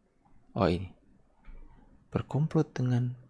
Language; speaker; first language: Indonesian; native; Indonesian